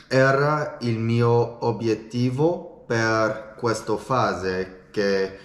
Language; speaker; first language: Italian; non-native, learner; English